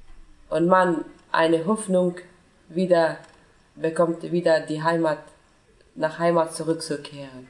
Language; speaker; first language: German; non-native, fluent; Persian